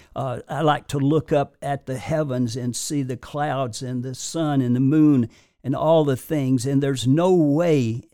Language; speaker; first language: English; native; English